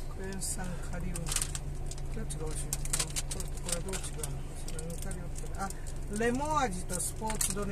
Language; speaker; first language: Japanese; native; Japanese